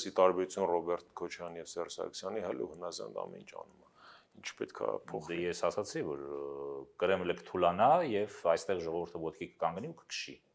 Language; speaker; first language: Armenian; native; Armenian